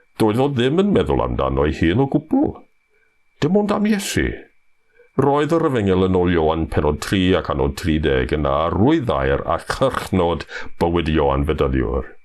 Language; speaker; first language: Welsh; non-native, fluent; English